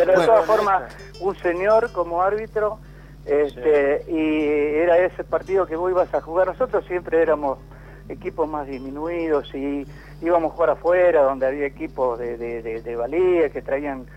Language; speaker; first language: Spanish; native; Spanish